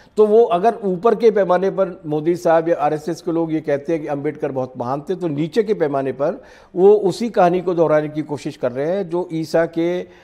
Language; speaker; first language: Hindi; native; Hindi